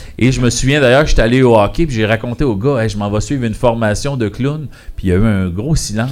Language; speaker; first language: French; native; French